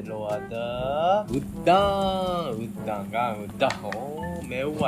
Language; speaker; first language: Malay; non-native, learner; Japanese